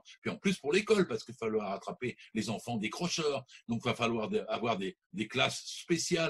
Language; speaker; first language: French; native; French